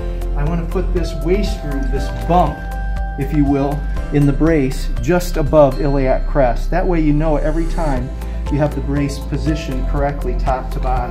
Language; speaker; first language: English; native; English